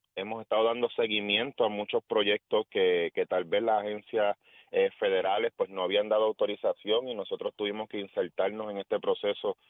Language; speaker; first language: Spanish; native; Spanish